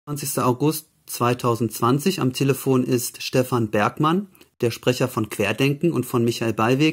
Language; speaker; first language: German; native; German